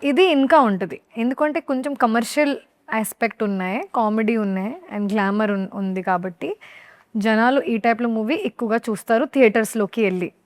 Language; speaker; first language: Telugu; non-native, learner; Hindi